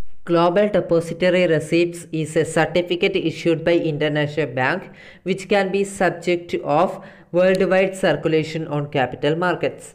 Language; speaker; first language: English; non-native, local second language; Malayalam